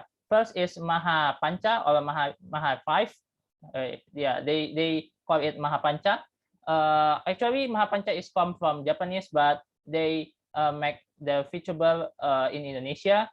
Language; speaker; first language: English; non-native, learner; Indonesian